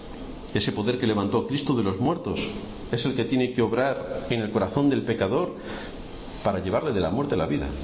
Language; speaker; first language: Spanish; native; Spanish